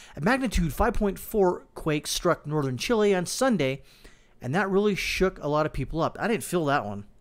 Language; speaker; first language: English; native; English